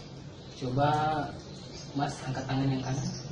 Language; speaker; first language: Indonesian; native; Indonesian